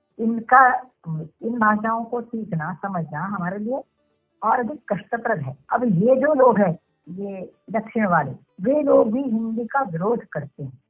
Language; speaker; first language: Hindi; non-native, local second language; Marathi